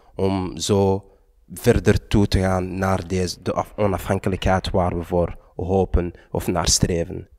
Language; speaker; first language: Dutch; early bilingual, other home language; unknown